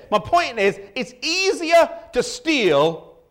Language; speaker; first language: English; native; English